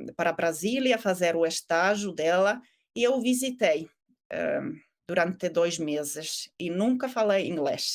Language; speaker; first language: Portuguese; non-native, fluent; Finnish